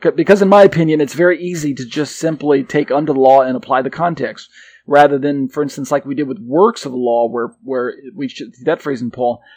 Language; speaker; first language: English; native; English